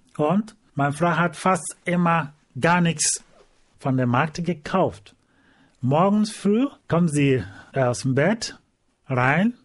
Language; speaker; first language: German; non-native, learner; Igbo